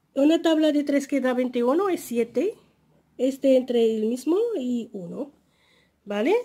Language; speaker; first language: Spanish; non-native, fluent; Arabic